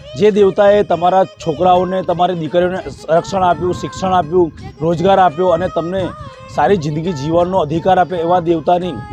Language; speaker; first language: Gujarati; native; Gujarati